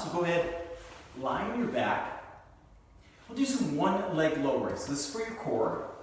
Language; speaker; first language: English; native; English